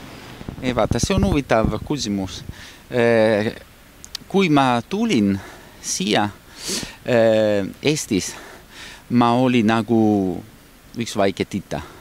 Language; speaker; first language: Estonian; non-native, learner; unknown